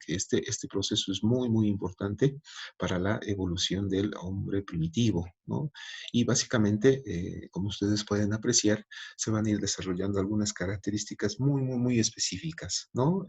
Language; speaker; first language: Spanish; native; Spanish